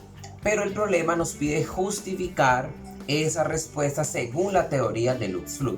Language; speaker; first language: Spanish; native; Spanish